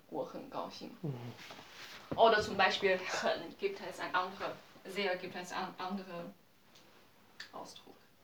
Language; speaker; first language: German; non-native, learner; Chinese